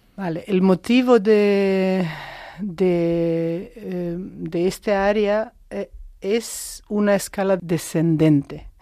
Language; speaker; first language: Spanish; non-native, fluent; Macedonian